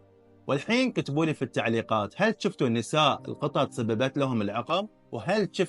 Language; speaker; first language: Arabic; native; Arabic